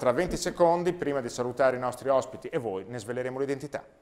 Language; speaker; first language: Italian; native; Italian